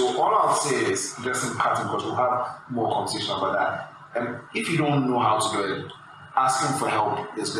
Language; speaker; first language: English; non-native, local second language; Akan